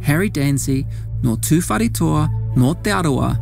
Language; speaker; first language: Māori; non-native, learner; English